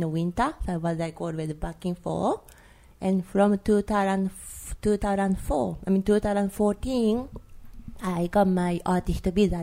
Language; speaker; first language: English; non-native, learner; Japanese